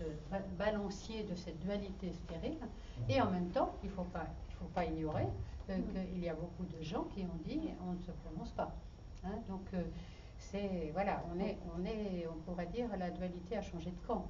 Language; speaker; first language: French; native; French